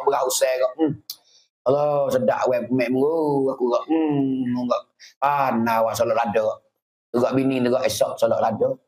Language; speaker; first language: Malay; native; Malay